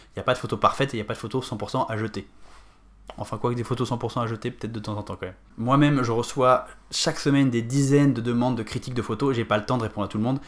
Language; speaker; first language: French; native; French